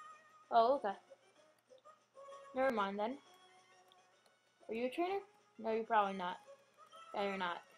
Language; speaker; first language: English; native; English